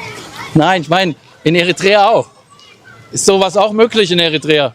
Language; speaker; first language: German; native; German